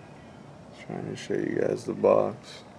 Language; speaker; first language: English; native; English